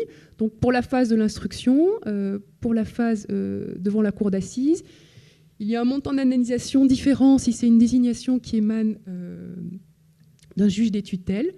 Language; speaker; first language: French; native; French